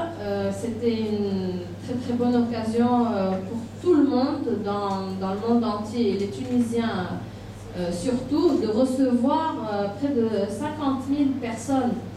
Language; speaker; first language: French; non-native, local second language; Arabic